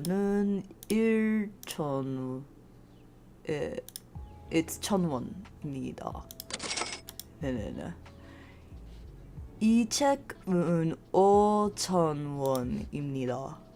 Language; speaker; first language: Korean; non-native, learner; English